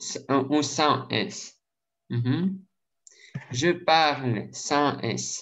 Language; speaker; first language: French; non-native, learner; Russian